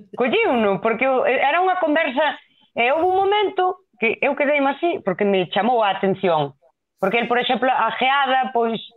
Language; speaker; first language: Galician; non-native, local second language; Spanish